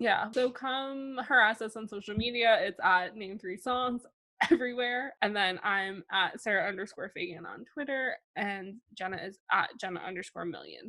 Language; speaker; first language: English; native; English